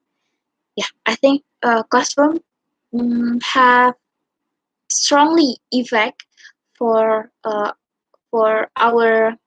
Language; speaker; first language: English; non-native, learner; Indonesian